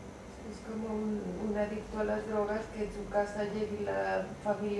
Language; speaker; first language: Spanish; native; Spanish